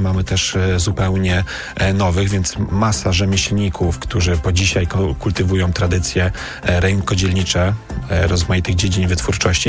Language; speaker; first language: Polish; native; Polish